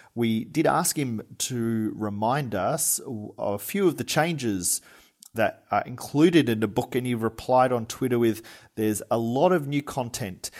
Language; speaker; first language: English; native; English